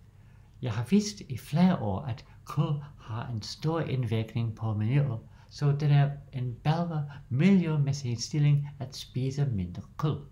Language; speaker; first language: Danish; non-native, learner; English